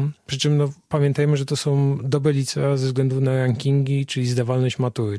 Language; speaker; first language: Polish; native; Polish